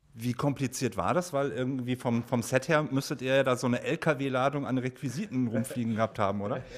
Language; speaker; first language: German; native; German